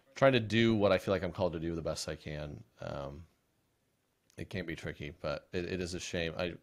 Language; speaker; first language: English; native; English